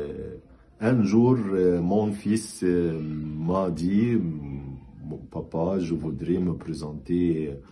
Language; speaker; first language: French; non-native, fluent; Arabic